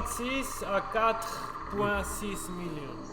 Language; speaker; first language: French; non-native, local second language; German